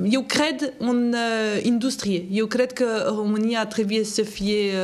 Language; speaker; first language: Romanian; non-native, fluent; French